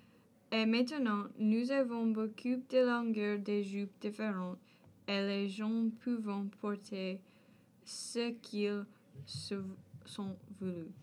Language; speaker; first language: French; non-native, learner; English